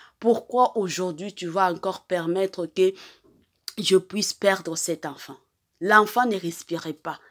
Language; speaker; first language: French; non-native, local second language; Lingala